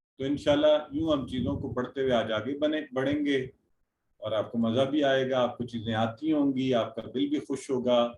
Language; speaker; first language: Urdu; native; Urdu